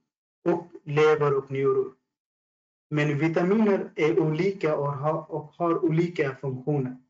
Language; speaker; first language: Swedish; non-native, fluent; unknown